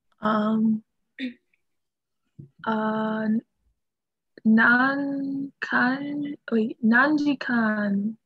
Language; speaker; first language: Japanese; non-native, learner; English